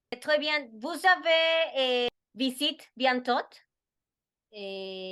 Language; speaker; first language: French; non-native, learner; Spanish